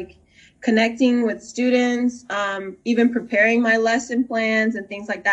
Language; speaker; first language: English; native; English